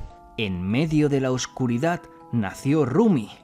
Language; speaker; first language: Spanish; native; Spanish